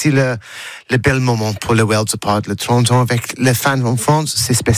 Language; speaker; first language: French; non-native, learner; English